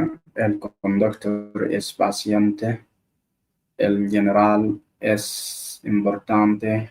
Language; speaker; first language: Spanish; non-native, learner; Arabic